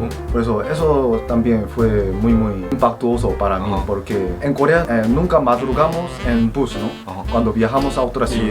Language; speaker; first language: Spanish; non-native, fluent; Korean